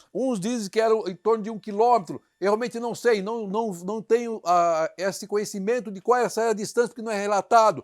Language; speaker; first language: Portuguese; native; Portuguese